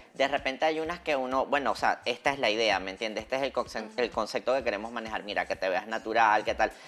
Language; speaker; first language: Spanish; native; Spanish